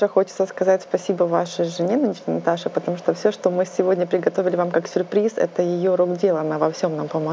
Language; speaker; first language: Russian; native; Russian